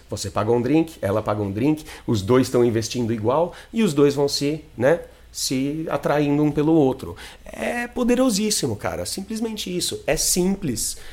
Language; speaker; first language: Portuguese; non-native, fluent; English